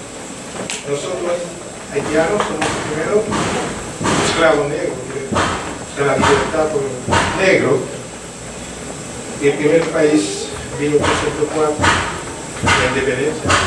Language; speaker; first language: Spanish; non-native, learner; French